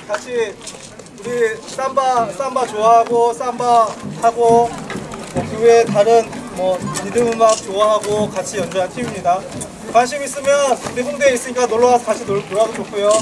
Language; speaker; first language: Korean; non-native, fluent; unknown